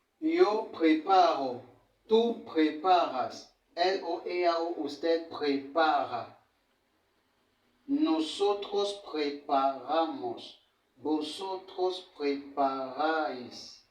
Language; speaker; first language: Spanish; non-native, fluent; French